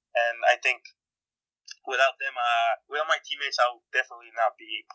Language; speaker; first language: English; native; English